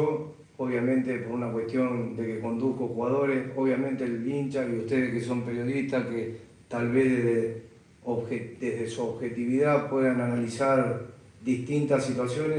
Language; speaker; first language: Spanish; native; Spanish